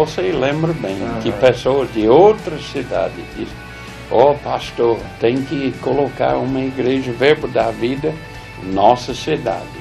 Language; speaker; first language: Portuguese; non-native, fluent; English